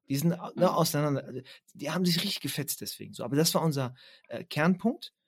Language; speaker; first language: German; early bilingual, other home language; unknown